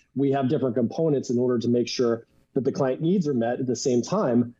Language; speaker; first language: English; native; English